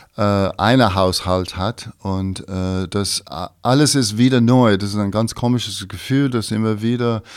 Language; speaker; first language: German; non-native, fluent; English